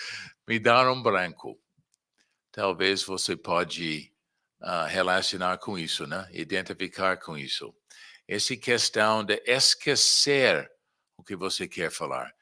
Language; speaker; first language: Portuguese; non-native, fluent; English